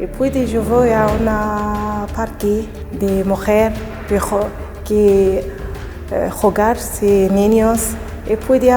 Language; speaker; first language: Spanish; non-native, learner; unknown